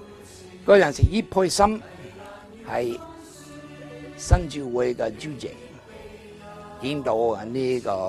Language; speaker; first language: Chinese; non-native, learner; English